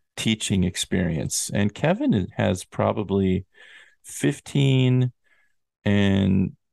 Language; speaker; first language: English; native; English